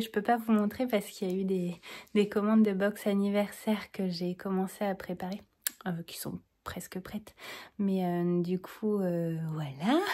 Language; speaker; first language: French; native; French